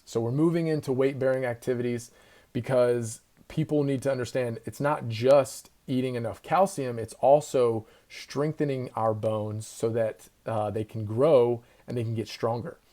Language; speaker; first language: English; native; English